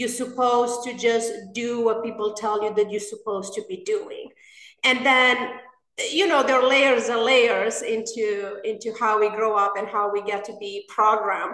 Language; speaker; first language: English; non-native, fluent; Romanian